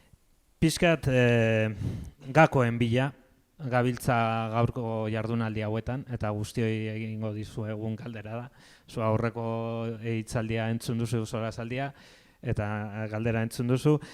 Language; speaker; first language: Basque; native; Basque